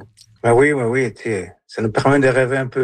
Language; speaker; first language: French; non-native, fluent; Spanish